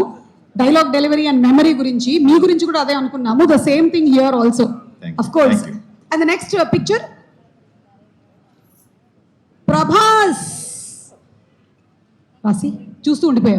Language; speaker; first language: Telugu; native; Telugu